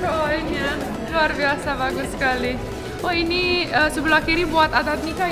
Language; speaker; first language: Indonesian; non-native, fluent; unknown